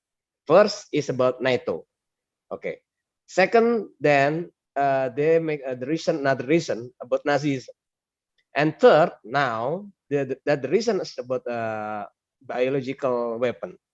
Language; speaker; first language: English; non-native, learner; Indonesian